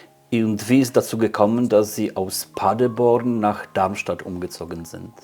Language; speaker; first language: German; non-native, fluent; Polish